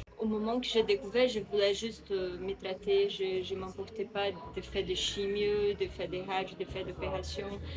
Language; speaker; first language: French; non-native, fluent; Portuguese